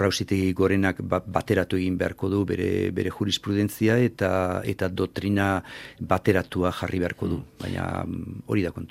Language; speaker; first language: Basque; native; Basque